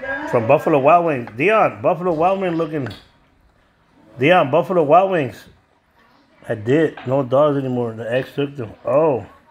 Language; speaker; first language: English; early bilingual, other home language; Spanish